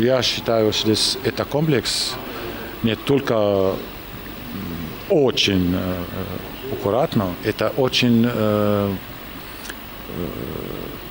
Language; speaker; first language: Russian; non-native, learner; Arabic